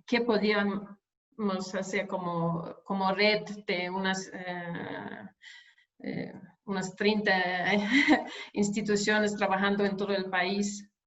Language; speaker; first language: Spanish; non-native, fluent; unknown